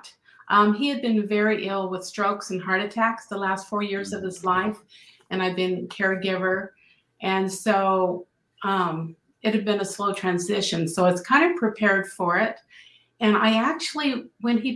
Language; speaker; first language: English; native; English